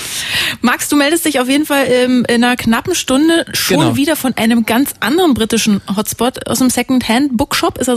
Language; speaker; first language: German; native; German